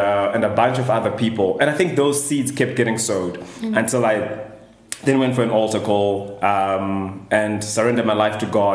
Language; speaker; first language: English; non-native, local second language; Shona